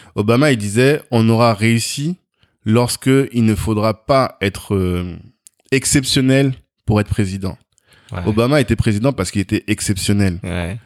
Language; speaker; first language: French; native; French